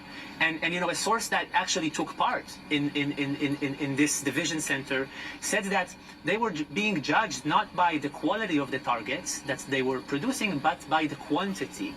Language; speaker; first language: English; non-native, fluent; Hebrew